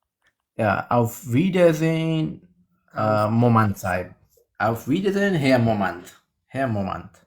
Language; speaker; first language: German; non-native, learner; Pashto